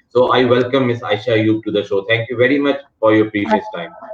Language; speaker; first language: English; non-native, local second language; Urdu